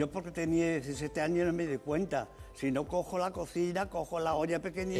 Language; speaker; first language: Spanish; native; Spanish